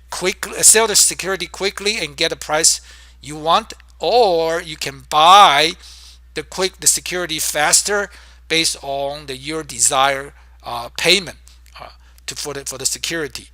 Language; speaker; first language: English; non-native, fluent; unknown